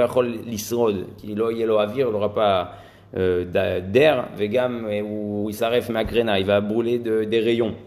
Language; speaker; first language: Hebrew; non-native, fluent; French